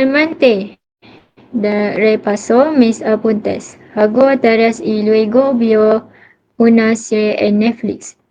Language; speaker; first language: Spanish; non-native, learner; Malay